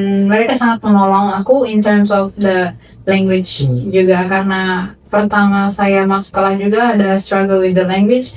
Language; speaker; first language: Indonesian; non-native, fluent; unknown